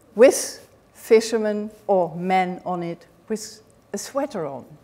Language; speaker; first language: English; non-native, fluent; Dutch